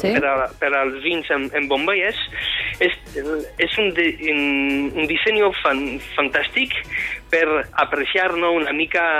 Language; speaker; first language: Catalan; non-native, fluent; French